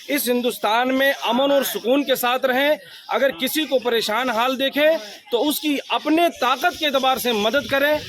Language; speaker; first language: Urdu; non-native, local second language; Gujarati